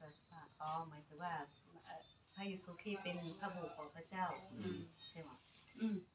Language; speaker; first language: Thai; non-native, local second language; Hmong